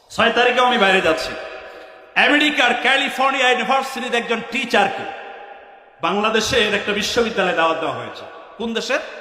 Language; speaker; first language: Bangla; native; Bangla